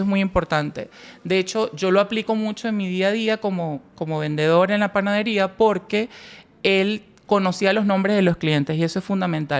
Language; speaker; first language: Spanish; native; Spanish